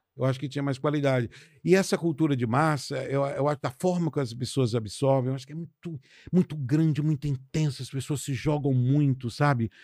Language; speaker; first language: Portuguese; native; Portuguese